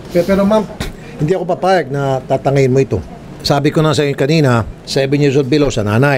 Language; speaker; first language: Filipino; native; Filipino